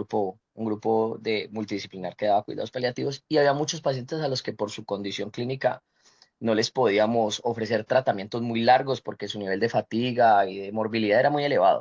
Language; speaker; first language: Spanish; native; Spanish